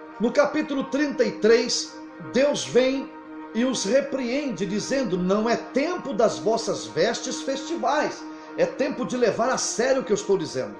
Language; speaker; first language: Portuguese; native; Portuguese